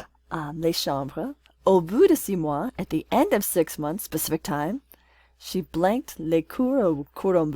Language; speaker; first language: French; non-native, fluent; English